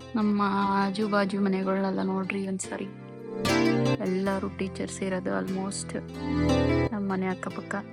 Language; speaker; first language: Kannada; native; Kannada